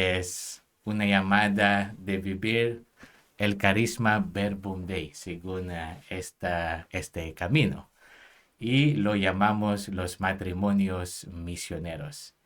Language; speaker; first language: Spanish; non-native, fluent; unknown